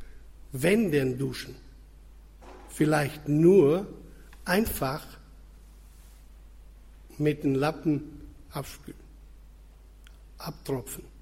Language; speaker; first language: German; non-native, fluent; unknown